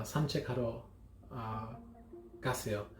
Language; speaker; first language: Korean; non-native, learner; English